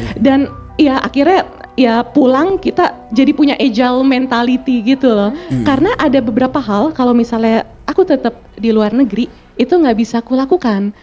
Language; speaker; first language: Indonesian; native; Indonesian